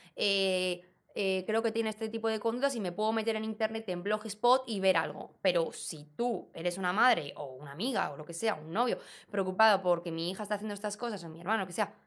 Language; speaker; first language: Spanish; native; Spanish